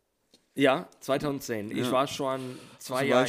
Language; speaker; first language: German; non-native, fluent; English